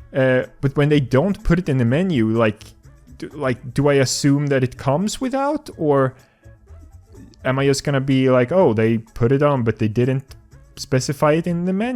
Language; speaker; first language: English; non-native, fluent; Swedish